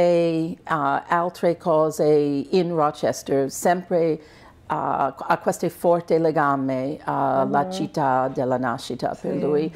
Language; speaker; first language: Italian; non-native, fluent; English